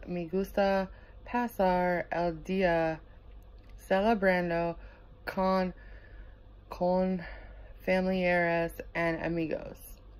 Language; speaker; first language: Spanish; non-native, learner; English